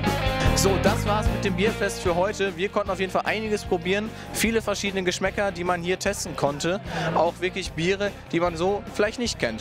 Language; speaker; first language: German; native; German